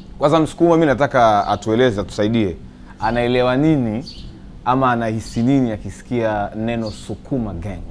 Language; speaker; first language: Swahili; native; Swahili